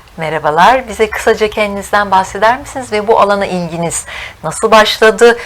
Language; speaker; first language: Turkish; native; Turkish